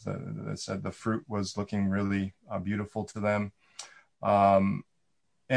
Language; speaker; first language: English; native; English